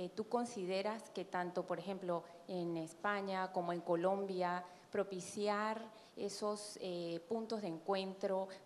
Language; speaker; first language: Spanish; native; Spanish